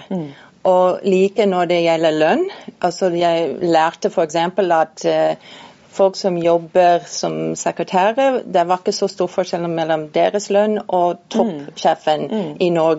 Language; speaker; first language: Norwegian; non-native, fluent; English